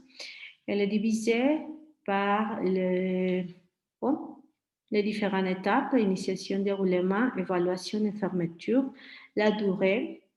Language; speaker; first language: French; non-native, fluent; Spanish